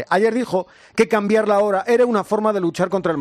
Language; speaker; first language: Spanish; native; Spanish